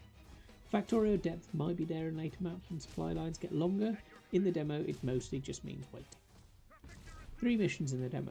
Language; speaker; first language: English; native; English